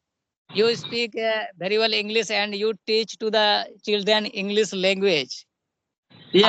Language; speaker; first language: English; non-native, learner; Hindi